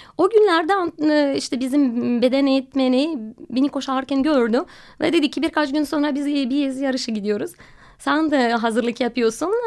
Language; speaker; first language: Turkish; non-native, fluent; Russian